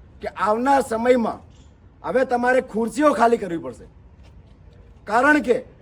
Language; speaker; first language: Gujarati; non-native, local second language; Bhili